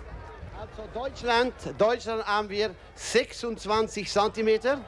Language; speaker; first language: German; non-native, fluent; Italian